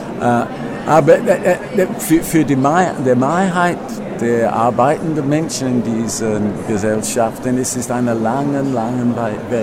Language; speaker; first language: German; non-native, fluent; English